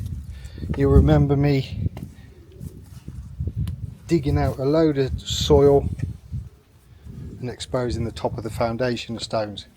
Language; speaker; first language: English; native; English